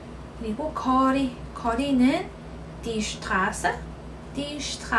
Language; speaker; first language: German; non-native, fluent; Korean